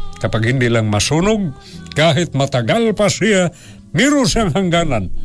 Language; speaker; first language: Filipino; non-native, local second language; Cebuano